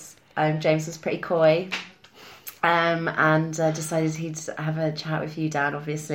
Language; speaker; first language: English; native; English